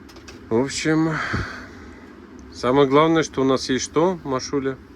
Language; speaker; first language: Russian; native; Russian